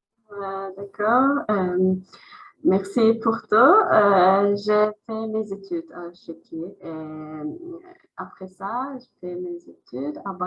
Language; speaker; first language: French; non-native, learner; Azerbaijani